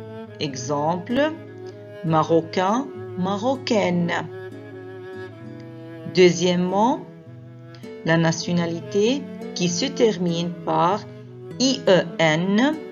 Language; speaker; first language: French; non-native, fluent; Arabic